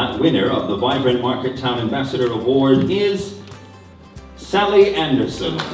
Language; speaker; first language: English; native; English